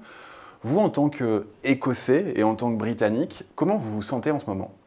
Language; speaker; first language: French; native; French